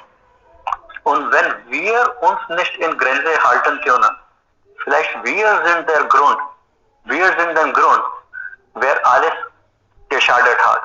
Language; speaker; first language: German; non-native, fluent; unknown